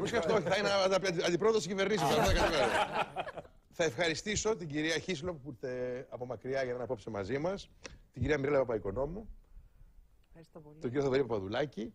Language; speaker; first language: Greek; native; Greek